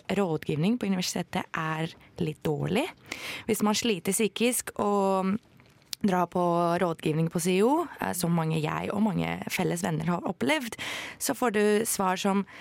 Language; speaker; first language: Norwegian; non-native, fluent; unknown